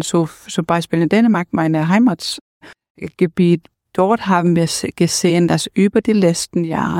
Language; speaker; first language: German; non-native, learner; Danish